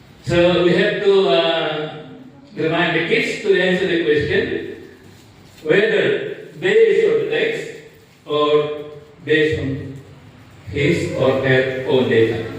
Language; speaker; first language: English; non-native, fluent; Indonesian